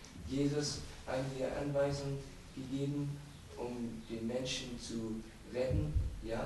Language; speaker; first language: German; native; German